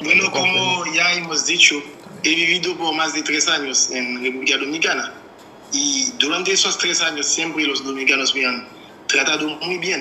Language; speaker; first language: Spanish; non-native, fluent; Haitian Creole